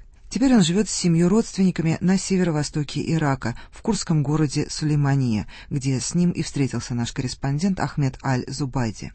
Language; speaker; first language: Russian; native; Russian